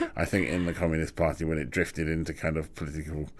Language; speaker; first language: English; native; English